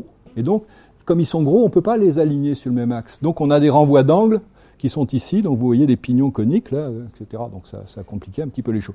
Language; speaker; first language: French; native; French